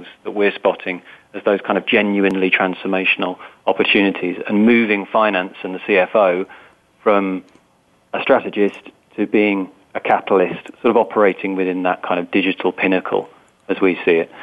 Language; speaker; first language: English; native; English